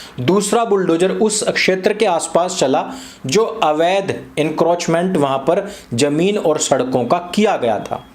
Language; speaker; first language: Hindi; native; Hindi